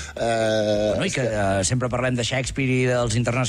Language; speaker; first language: Catalan; native; Catalan